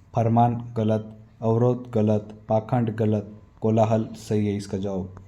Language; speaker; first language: Hindi; non-native, local second language; Marathi